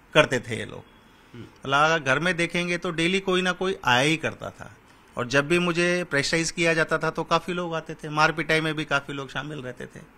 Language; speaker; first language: Hindi; native; Hindi